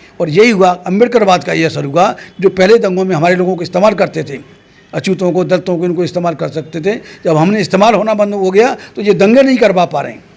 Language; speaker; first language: Hindi; native; Hindi